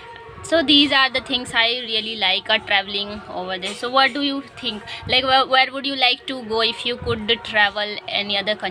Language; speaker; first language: English; non-native, learner; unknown